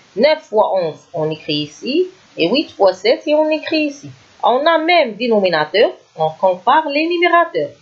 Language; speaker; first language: French; non-native, local second language; Arabic